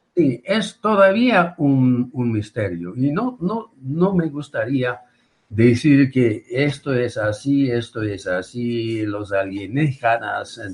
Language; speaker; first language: Spanish; non-native, fluent; Japanese